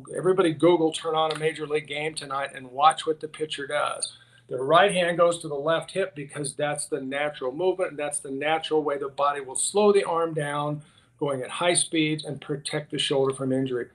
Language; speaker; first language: English; native; English